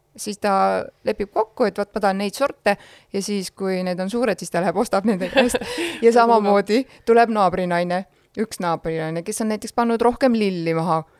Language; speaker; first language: Estonian; native; Estonian